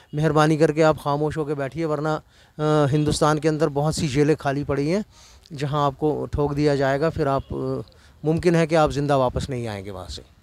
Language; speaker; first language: Hindi; non-native, local second language; Kashmiri